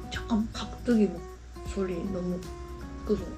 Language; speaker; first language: Korean; non-native, learner; Japanese